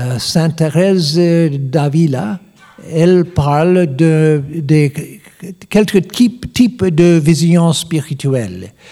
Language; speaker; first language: French; non-native, learner; English